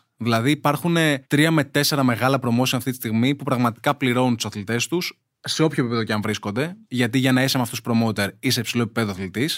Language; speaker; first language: Greek; native; Greek